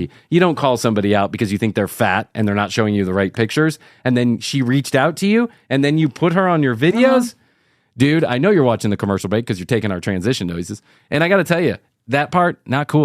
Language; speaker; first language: English; native; English